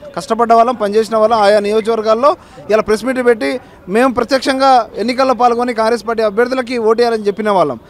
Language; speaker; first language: Telugu; non-native, local second language; Lambadi